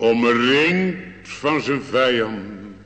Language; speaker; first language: Dutch; native; Dutch